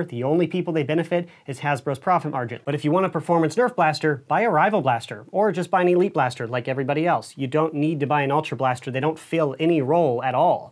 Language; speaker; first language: English; native; English